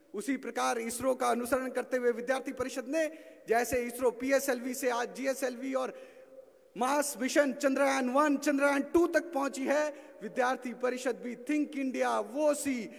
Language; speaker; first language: Hindi; native; Hindi